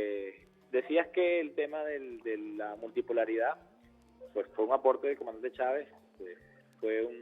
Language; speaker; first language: Spanish; native; Spanish